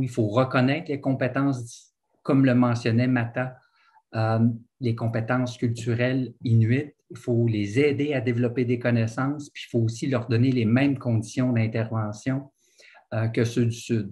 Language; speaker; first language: French; native; French